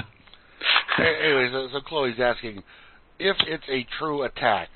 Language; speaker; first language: English; native; English